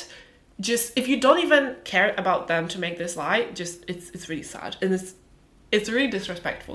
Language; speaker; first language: English; non-native, fluent; Polish